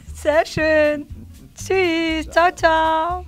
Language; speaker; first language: German; non-native, fluent; Italian